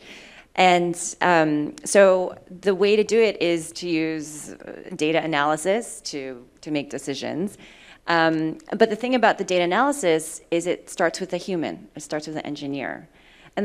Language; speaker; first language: English; early bilingual, other home language; Vietnamese